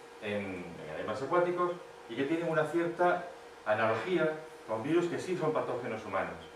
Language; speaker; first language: Spanish; native; Spanish